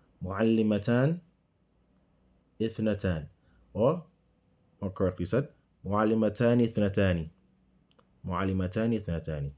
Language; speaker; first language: Arabic; non-native, fluent; English